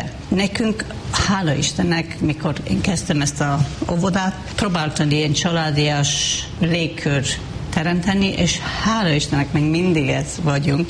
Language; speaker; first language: Hungarian; non-native, fluent; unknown